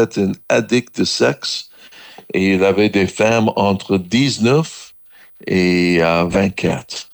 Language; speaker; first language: French; non-native, learner; English